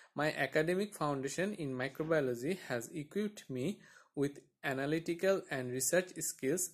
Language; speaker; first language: English; non-native, local second language; Bangla